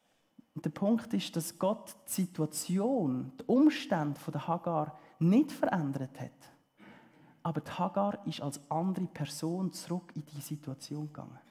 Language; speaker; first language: German; early bilingual, heritage; German